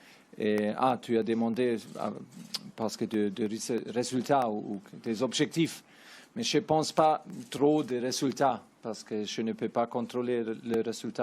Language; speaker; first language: French; non-native, learner; German